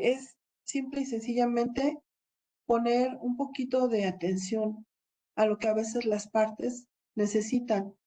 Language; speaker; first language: Spanish; native; Spanish